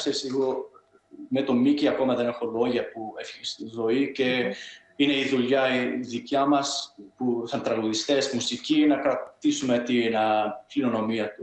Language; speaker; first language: Greek; early bilingual, heritage; Greek